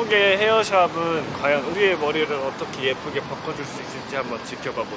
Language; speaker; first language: Korean; native; Korean